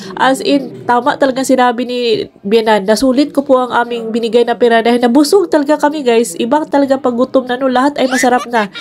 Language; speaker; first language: Filipino; non-native, local second language; Cebuano